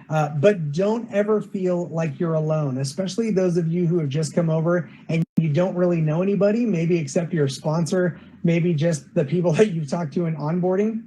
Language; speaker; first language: English; native; English